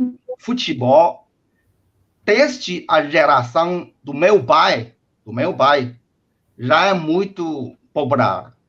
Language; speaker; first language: Portuguese; non-native, fluent; Chinese